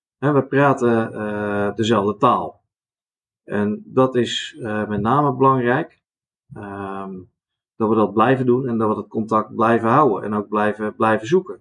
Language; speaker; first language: Dutch; native; Dutch